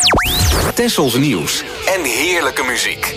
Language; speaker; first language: Dutch; native; Dutch